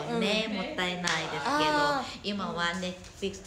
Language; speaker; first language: Japanese; non-native, learner; Thai